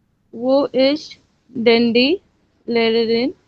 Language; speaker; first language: German; non-native, learner; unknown